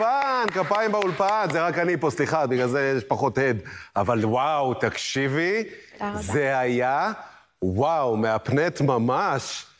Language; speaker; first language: Hebrew; native; Hebrew